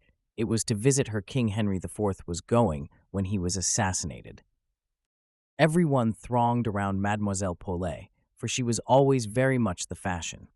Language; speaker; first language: English; native; English